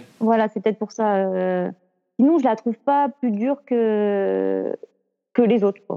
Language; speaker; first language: French; native; French